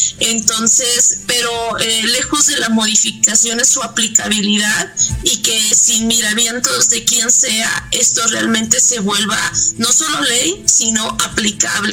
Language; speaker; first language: Spanish; native; Spanish